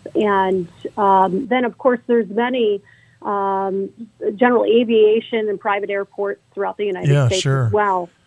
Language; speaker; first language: English; native; English